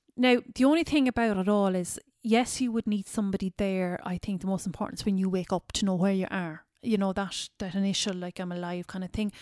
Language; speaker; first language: English; native; English